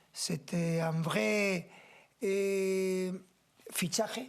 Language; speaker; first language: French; non-native, fluent; Spanish